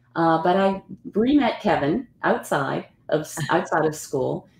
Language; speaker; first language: English; native; English